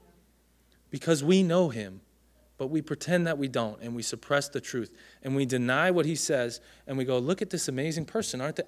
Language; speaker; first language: English; native; English